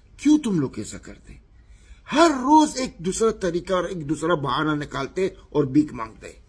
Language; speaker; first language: Hindi; non-native, learner; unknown